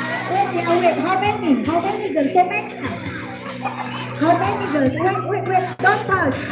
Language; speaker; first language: English; non-native, learner; Indonesian